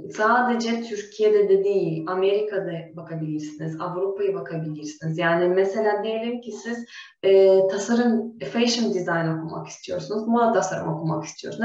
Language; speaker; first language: Turkish; non-native, fluent; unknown